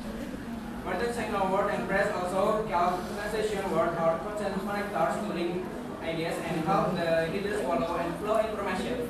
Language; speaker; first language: English; non-native, learner; Indonesian